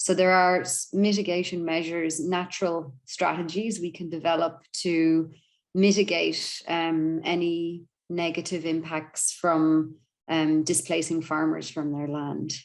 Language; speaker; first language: English; non-native, fluent; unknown